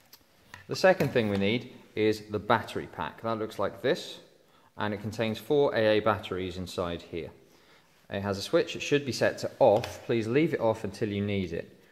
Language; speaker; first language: English; native; English